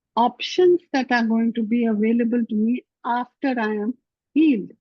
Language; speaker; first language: English; non-native, local second language; Hindi